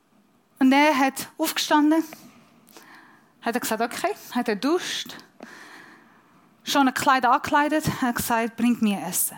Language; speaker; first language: German; non-native, fluent; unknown